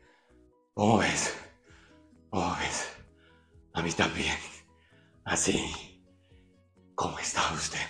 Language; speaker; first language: Spanish; non-native, learner; Japanese